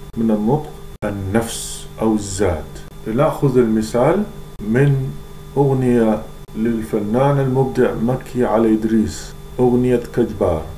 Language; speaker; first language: Arabic; non-native, local second language; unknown